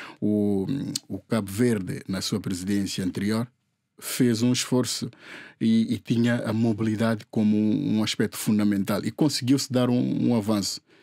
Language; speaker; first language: Portuguese; non-native, local second language; Upper Guinea Crioulo